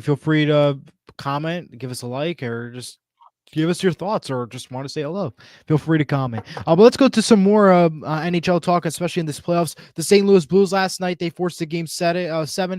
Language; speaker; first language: English; native; English